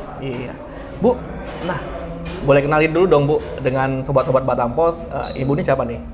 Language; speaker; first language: Indonesian; native; Indonesian